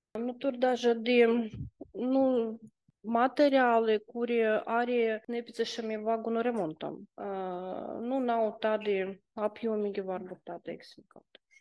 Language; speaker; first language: Latvian; non-native, local second language; Russian